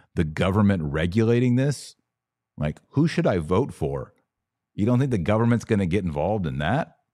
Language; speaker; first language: English; native; English